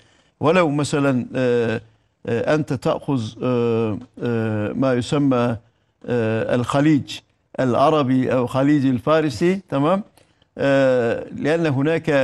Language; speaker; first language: Arabic; non-native, fluent; Turkish